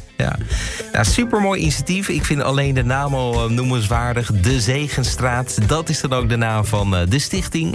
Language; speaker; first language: Dutch; native; Dutch